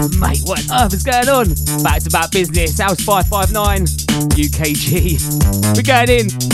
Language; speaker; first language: English; native; English